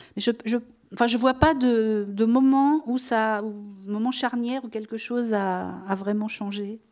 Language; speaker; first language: French; native; French